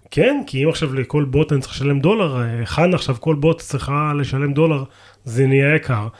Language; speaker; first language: Hebrew; native; Hebrew